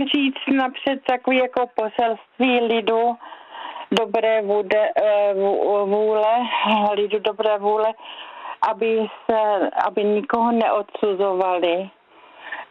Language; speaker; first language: Czech; native; Czech